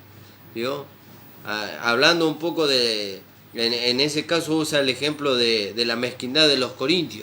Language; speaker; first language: Spanish; native; Spanish